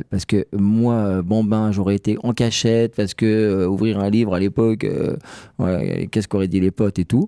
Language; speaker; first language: French; native; French